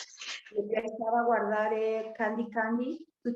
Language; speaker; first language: Italian; non-native, learner; Spanish